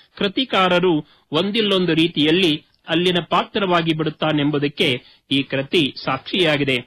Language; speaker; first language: Kannada; native; Kannada